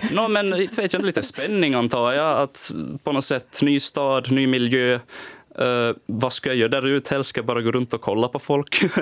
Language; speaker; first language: Swedish; native; Swedish